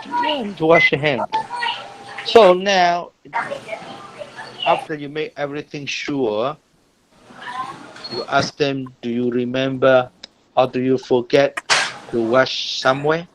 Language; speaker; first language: English; non-native, fluent; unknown